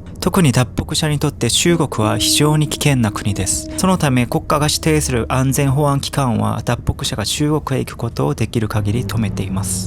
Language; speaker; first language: Japanese; non-native, fluent; Korean